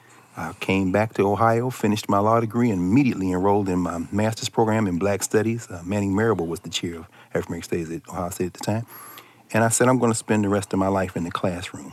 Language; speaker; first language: English; native; English